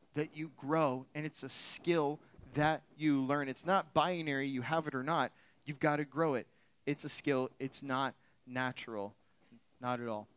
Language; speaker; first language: English; native; English